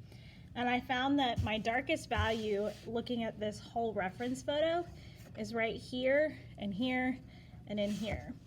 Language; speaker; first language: English; native; English